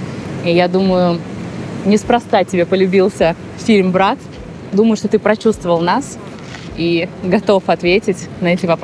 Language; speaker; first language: Russian; native; Russian